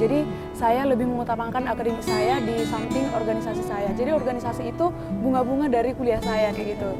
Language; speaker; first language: Indonesian; non-native, local second language; Batak Toba